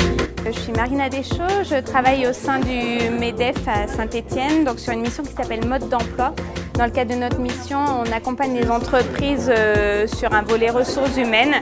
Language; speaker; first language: French; native; French